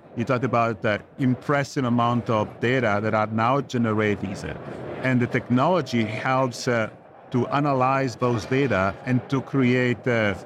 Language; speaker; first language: English; non-native, fluent; Italian